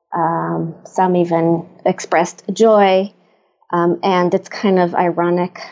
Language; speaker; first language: English; non-native, fluent; Hebrew